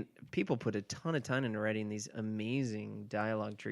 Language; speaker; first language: English; native; English